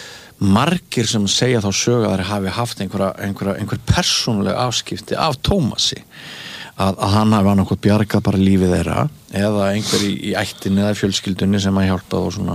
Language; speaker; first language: Icelandic; native; Icelandic